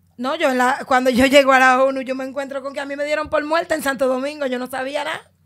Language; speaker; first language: Spanish; native; Spanish